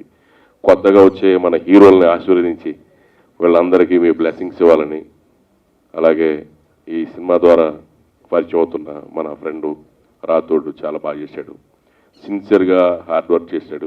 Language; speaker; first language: Telugu; native; Telugu